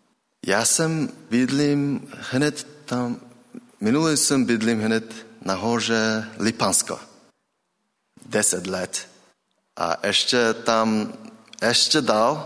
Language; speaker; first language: Czech; non-native, learner; Mongolian